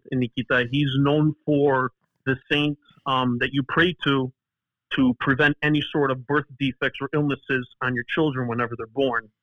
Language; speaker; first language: English; early bilingual, other home language; Greek